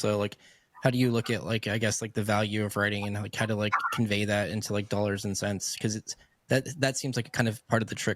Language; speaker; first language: English; native; English